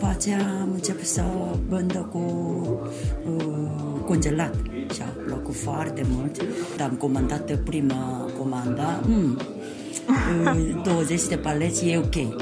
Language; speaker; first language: Romanian; non-native, learner; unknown